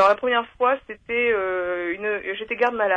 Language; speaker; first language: French; native; French